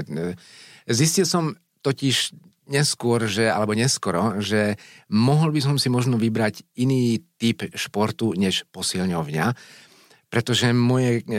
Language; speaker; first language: Slovak; non-native, local second language; Hungarian